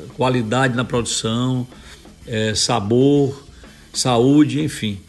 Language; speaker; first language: Portuguese; native; Portuguese